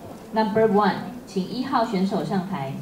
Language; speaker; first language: Chinese; native; Chinese